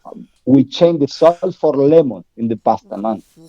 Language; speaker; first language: English; non-native, learner; Spanish